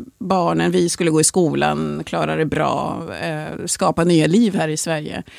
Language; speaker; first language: Swedish; early bilingual, other home language; Swahili